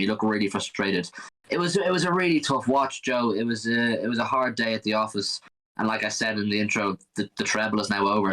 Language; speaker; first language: English; native; English